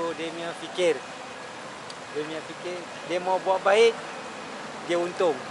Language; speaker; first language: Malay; non-native, local second language; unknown